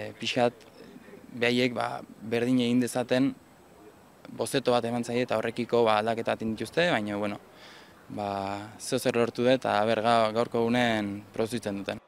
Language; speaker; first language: Basque; native; Basque